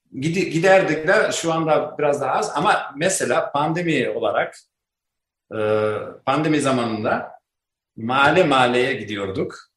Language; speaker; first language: Turkish; non-native, learner; Albanian